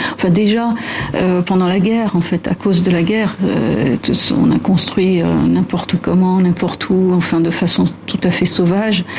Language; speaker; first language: French; non-native, local second language; Arabic